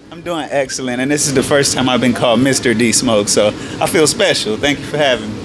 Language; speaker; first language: English; native; English